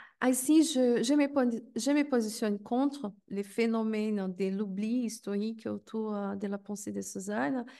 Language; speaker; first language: French; non-native, fluent; Portuguese